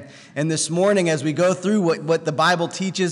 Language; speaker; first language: English; native; English